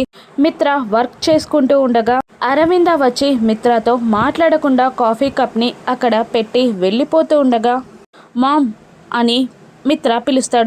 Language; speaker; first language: Telugu; native; Telugu